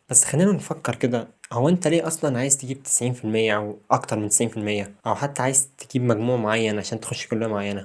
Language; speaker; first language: Arabic; native; Arabic